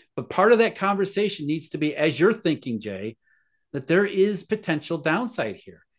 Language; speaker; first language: English; native; English